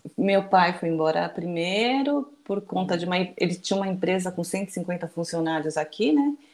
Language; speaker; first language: Portuguese; early bilingual, other home language; Japanese